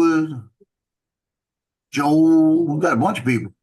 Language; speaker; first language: English; native; English